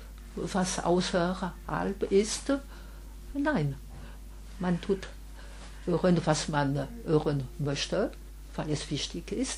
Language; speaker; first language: German; non-native, fluent; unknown